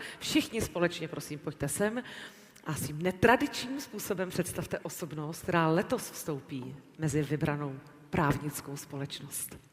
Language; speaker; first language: Czech; native; Czech